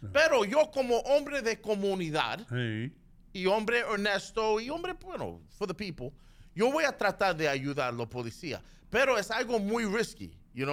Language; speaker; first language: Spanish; early bilingual, heritage; Spanish